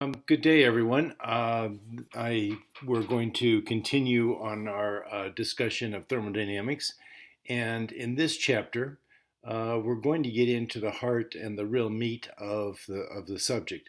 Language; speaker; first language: English; native; English